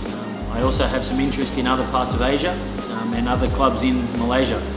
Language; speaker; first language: English; native; English